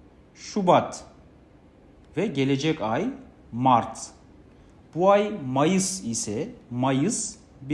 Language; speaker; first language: Turkish; non-native, fluent; Kazakh